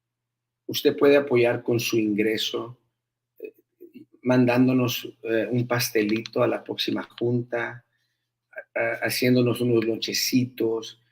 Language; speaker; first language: Spanish; early bilingual, heritage; Spanish